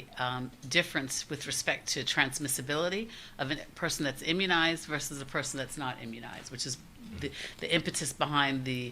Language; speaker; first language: English; native; English